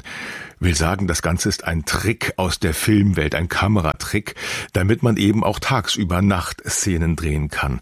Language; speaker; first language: German; native; German